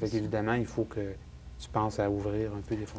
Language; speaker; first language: French; native; French